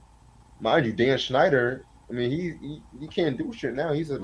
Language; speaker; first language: English; native; English